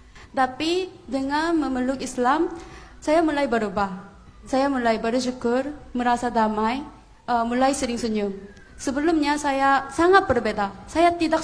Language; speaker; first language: Indonesian; non-native, fluent; Korean